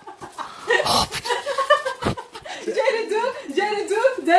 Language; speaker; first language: French; non-native, learner; Filipino